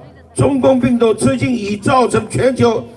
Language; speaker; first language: Chinese; native; Chinese